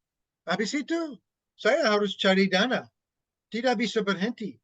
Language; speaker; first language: Indonesian; non-native, fluent; English